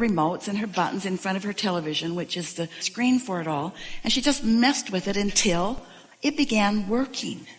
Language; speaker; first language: English; native; English